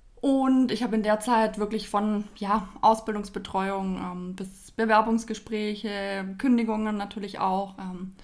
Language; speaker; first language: German; native; German